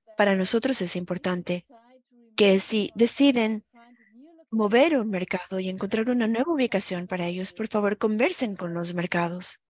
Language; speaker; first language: Spanish; non-native, fluent; German